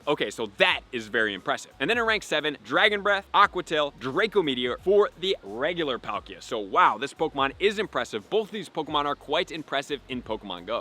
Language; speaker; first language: English; native; English